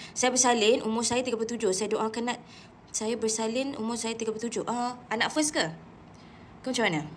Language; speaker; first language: Malay; native; Malay